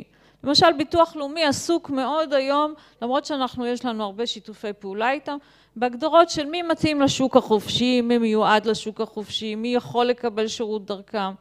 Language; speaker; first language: Hebrew; native; Hebrew